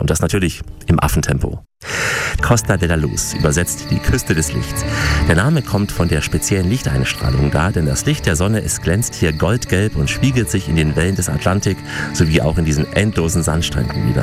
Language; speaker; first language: German; native; German